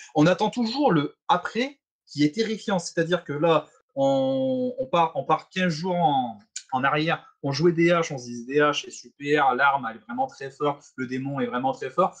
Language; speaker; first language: French; native; French